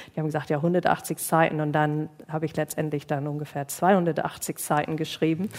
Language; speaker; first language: German; non-native, fluent; English